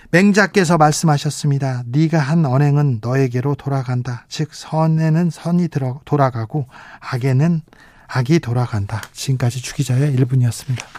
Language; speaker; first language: Korean; native; Korean